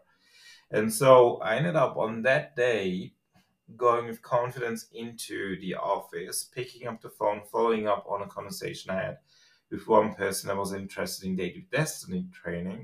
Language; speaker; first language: English; non-native, fluent; Swiss German